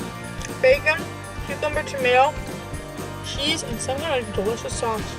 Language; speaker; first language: English; native; English